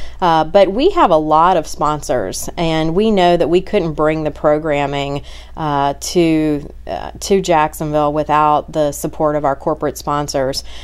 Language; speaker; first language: English; native; English